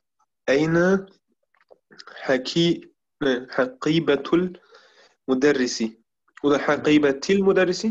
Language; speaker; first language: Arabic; non-native, learner; German